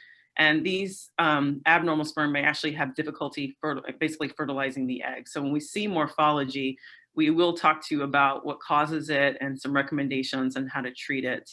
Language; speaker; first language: English; native; English